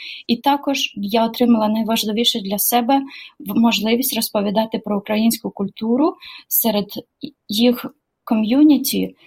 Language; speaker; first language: Ukrainian; native; Ukrainian